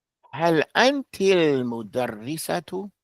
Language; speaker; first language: Arabic; non-native, fluent; English